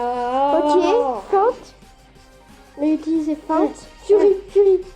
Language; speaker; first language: French; native; French